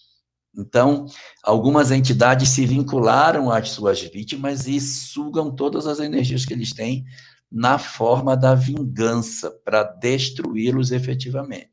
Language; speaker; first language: Portuguese; native; Portuguese